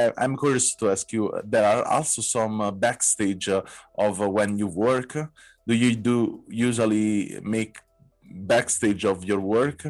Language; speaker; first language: English; non-native, fluent; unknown